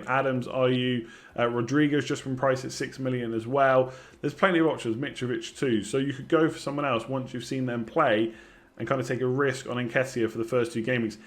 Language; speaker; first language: English; native; English